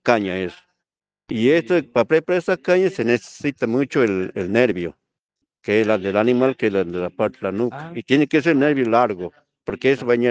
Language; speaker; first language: Spanish; native; Spanish